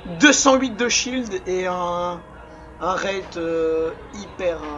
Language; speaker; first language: French; native; French